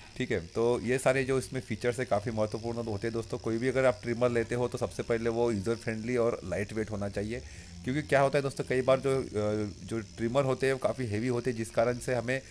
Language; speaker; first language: Hindi; non-native, local second language; Marathi